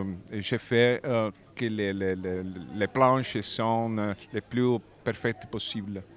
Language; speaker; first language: French; non-native, learner; Italian